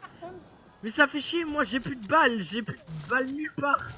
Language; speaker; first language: French; native; French